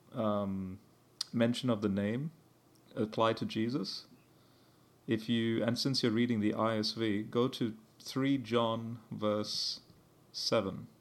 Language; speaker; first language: English; early bilingual, heritage; English